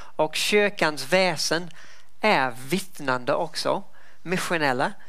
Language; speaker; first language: Swedish; non-native, fluent; English